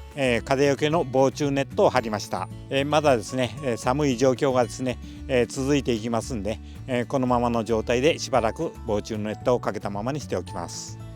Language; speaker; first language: Japanese; native; Japanese